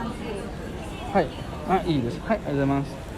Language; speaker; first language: Japanese; non-native, learner; French